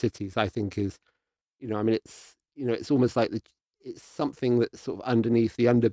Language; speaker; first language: English; native; English